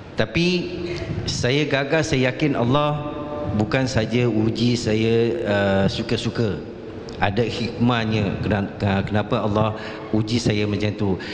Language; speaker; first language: Malay; non-native, local second language; Chinese